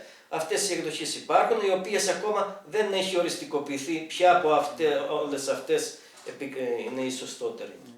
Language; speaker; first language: Greek; native; Greek